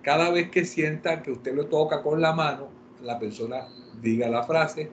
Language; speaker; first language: Spanish; native; Spanish